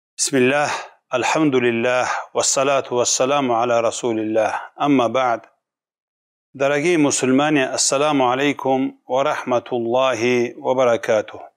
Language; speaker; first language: Russian; non-native, local second language; Kumyk